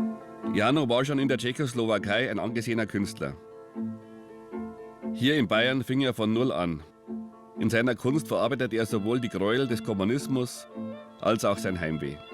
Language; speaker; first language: German; native; German